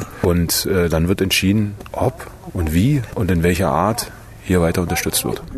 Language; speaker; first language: German; native; German